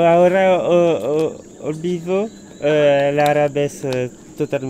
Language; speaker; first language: Spanish; non-native, fluent; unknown